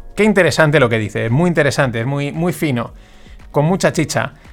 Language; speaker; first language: Spanish; native; Spanish